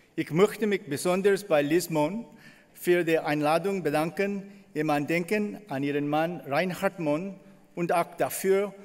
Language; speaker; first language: German; non-native, learner; Korean